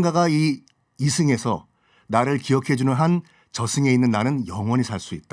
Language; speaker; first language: Korean; native; Korean